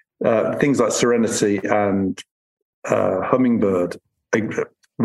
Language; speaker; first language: English; native; English